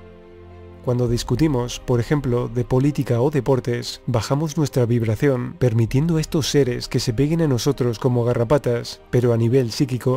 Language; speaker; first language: Spanish; native; Spanish